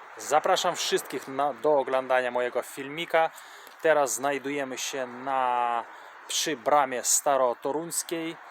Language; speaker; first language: Polish; non-native, fluent; Russian